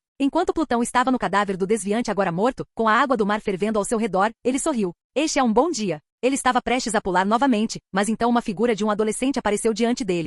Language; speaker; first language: Portuguese; native; Portuguese